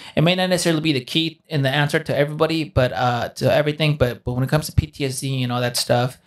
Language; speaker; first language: English; early bilingual, other home language; Spanish